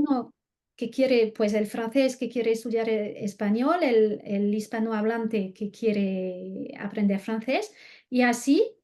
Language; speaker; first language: Spanish; non-native, fluent; French